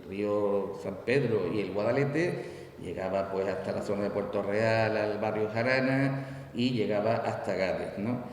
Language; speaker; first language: Spanish; native; Spanish